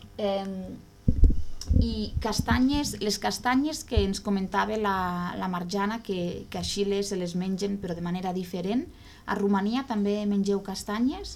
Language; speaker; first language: Catalan; native; Catalan